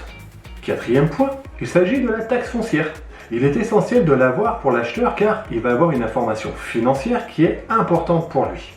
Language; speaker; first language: French; native; French